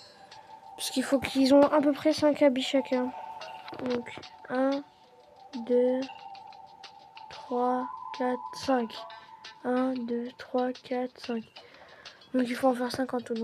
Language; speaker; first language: French; native; French